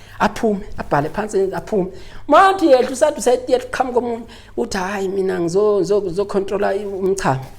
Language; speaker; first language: Zulu; native; Zulu